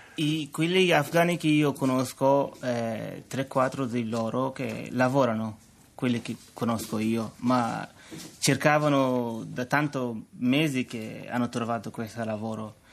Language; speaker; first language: Italian; non-native, learner; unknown